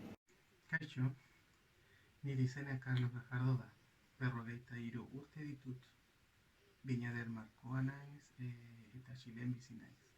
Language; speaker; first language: Basque; non-native, learner; Spanish